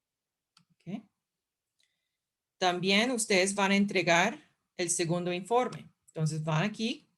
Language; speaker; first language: Spanish; non-native, fluent; English